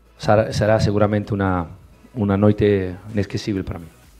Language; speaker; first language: Portuguese; non-native, fluent; Spanish